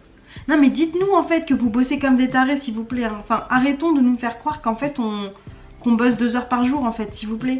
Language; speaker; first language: French; native; French